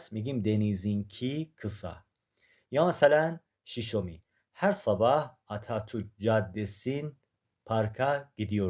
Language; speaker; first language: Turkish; non-native, fluent; Persian